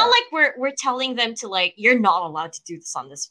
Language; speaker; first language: English; non-native, local second language; Filipino